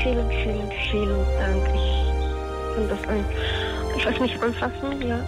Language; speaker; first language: German; non-native, fluent; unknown